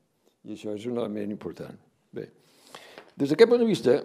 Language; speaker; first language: Catalan; native; Catalan